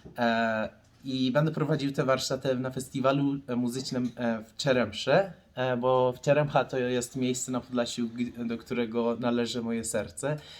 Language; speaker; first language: Polish; non-native, fluent; Persian